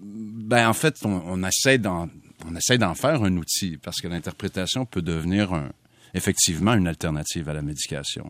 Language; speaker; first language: French; native; French